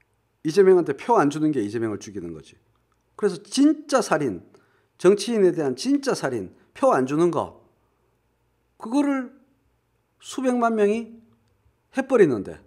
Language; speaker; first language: Korean; native; Korean